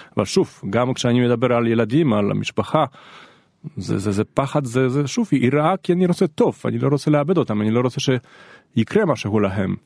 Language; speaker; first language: Hebrew; non-native, fluent; Polish